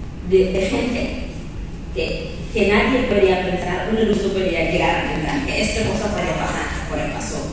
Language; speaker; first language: Spanish; non-native, learner; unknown